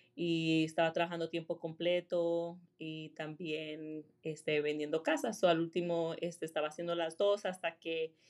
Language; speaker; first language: Spanish; early bilingual, heritage; Spanish